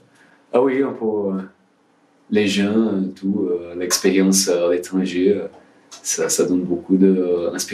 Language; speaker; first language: French; non-native, learner; Portuguese